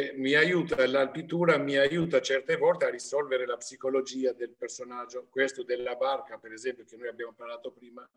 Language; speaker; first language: Italian; non-native, fluent; Albanian